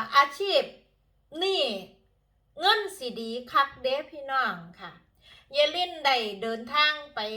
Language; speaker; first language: Thai; native; Thai